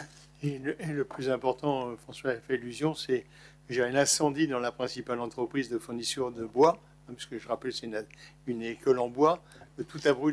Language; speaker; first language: French; native; French